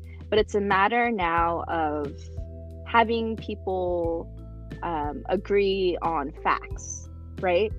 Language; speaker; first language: English; early bilingual, other home language; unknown